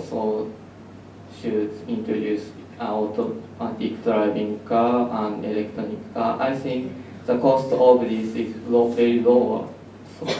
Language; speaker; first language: English; non-native, learner; Japanese